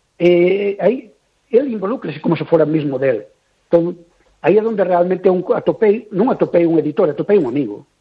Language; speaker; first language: Galician; native; Galician